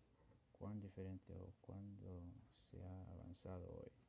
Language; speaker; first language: Spanish; non-native, local second language; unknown